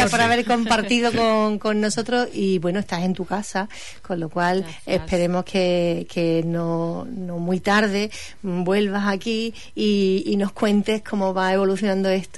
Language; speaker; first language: Spanish; native; Spanish